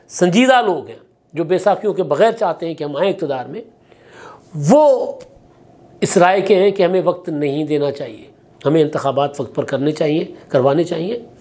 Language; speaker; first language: Urdu; non-native, local second language; Sindhi